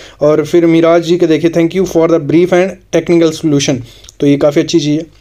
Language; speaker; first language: Hindi; native; Hindi